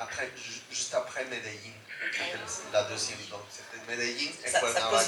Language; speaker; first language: French; non-native, fluent; Spanish